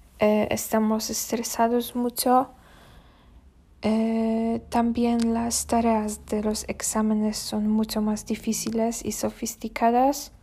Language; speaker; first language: Spanish; non-native, learner; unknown